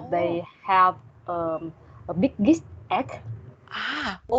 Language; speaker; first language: English; non-native, learner; Vietnamese